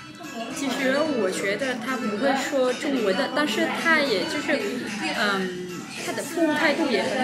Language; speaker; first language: Chinese; non-native, fluent; Vietnamese